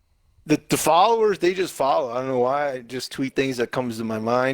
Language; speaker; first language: English; native; English